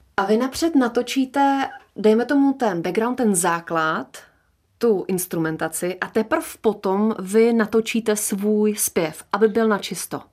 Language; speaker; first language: Czech; native; Czech